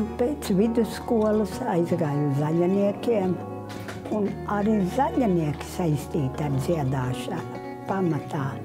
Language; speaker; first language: Latvian; native; Latvian